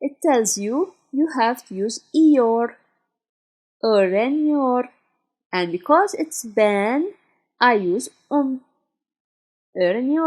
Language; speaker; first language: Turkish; non-native, fluent; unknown